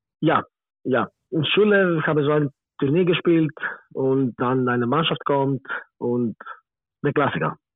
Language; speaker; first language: German; non-native, learner; Greek